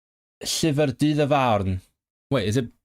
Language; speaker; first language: Welsh; non-native, learner; Cantonese